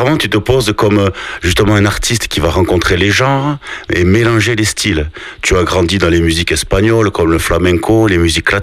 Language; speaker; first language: French; native; French